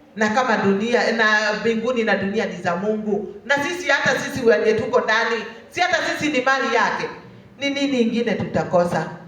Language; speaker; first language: Swahili; non-native, local second language; Kikuyu